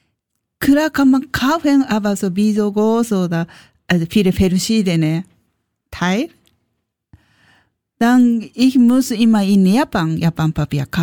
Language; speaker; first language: German; non-native, learner; Japanese